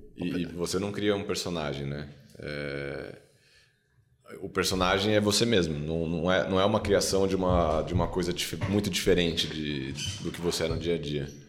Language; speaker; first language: Portuguese; native; Portuguese